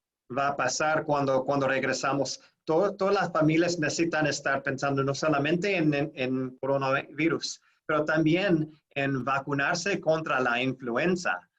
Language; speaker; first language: Spanish; non-native, fluent; English